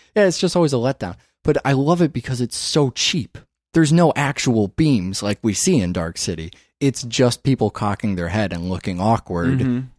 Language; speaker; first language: English; native; English